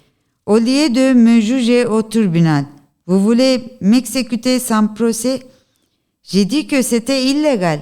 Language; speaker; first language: French; non-native, learner; Turkish